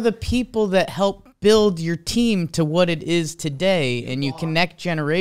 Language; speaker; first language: English; native; English